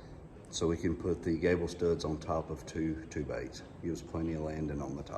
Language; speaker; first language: English; native; English